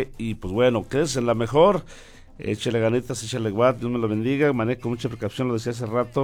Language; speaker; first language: Spanish; native; Spanish